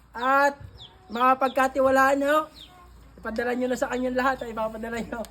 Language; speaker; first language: Filipino; native; Filipino